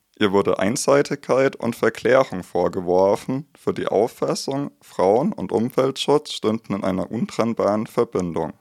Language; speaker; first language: German; native; German